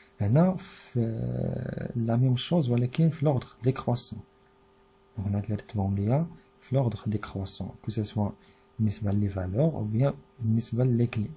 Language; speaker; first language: French; non-native, local second language; Arabic